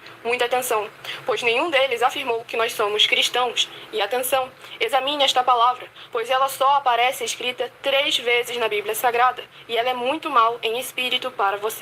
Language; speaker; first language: Portuguese; native; Portuguese